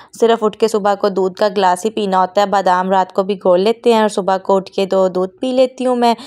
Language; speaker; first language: Urdu; non-native, local second language; Punjabi